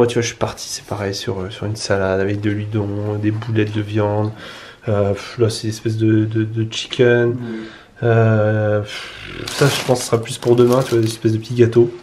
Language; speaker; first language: French; native; French